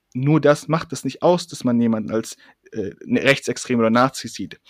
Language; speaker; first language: German; early bilingual, other home language; Persian